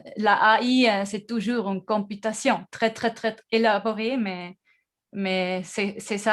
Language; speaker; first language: French; non-native, fluent; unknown